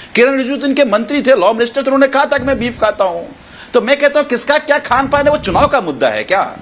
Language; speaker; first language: Hindi; native; Hindi